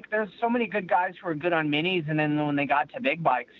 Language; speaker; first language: English; native; English